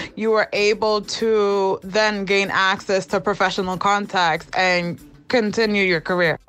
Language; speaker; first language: English; early bilingual, other home language; Spanish